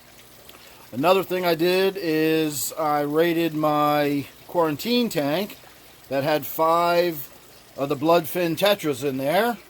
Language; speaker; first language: English; native; English